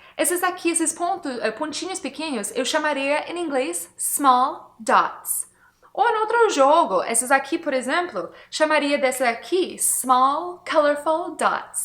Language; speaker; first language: Portuguese; non-native, fluent; English